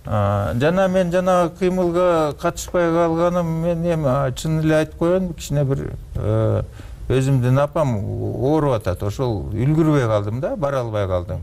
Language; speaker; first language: Kyrgyz; native; Kyrgyz